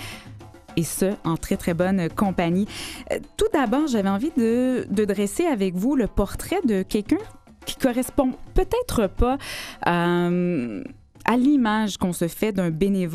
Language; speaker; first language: French; native; French